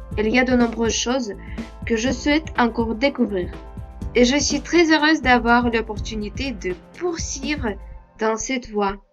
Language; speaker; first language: French; non-native, fluent; Russian